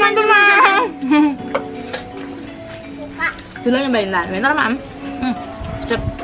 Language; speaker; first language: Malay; non-native, local second language; Javanese